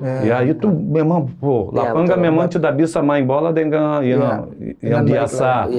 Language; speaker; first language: Indonesian; non-native, fluent; Portuguese